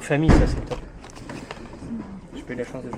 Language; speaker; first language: French; native; French